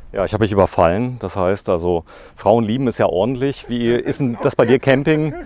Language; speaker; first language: German; native; German